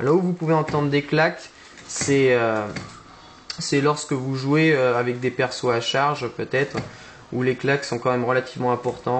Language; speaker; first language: French; native; French